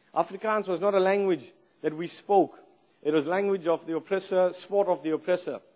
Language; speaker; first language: English; native; English